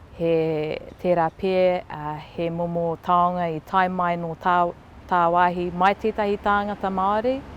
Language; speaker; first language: Māori; non-native, local second language; English